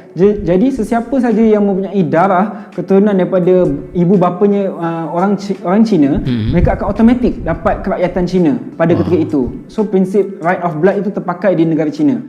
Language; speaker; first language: Malay; native; Malay